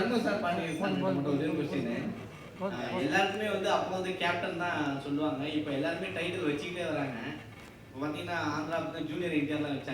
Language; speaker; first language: Tamil; native; Tamil